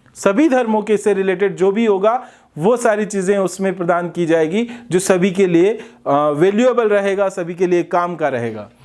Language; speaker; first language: Hindi; native; Hindi